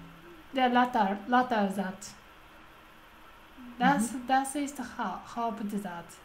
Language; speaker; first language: German; non-native, learner; Japanese